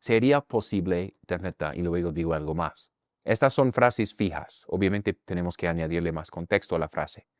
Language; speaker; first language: Spanish; non-native, fluent; English